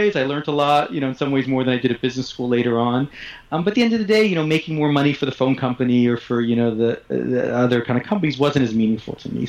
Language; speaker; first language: English; native; English